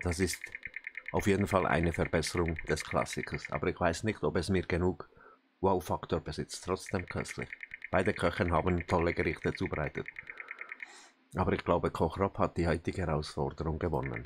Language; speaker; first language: German; native; German